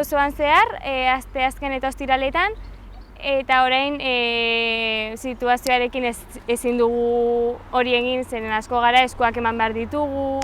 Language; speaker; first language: Basque; non-native, local second language; Spanish